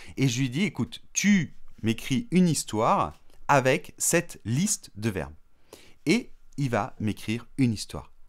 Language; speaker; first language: French; native; French